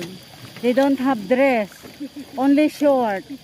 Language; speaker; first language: English; non-native, local second language; Filipino